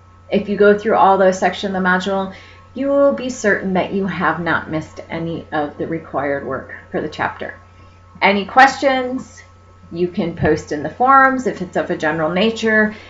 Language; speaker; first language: English; native; English